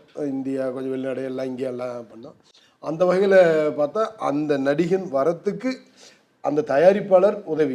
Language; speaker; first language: Tamil; native; Tamil